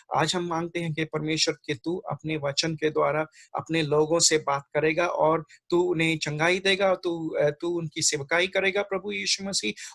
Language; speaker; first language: Hindi; non-native, local second language; Marathi